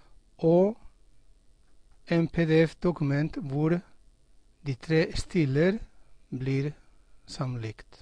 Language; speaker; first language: Norwegian; non-native, fluent; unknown